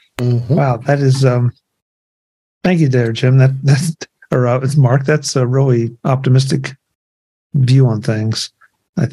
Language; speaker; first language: English; native; English